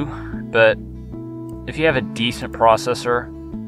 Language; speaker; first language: English; native; English